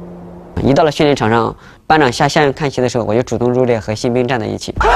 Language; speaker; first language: Chinese; native; Chinese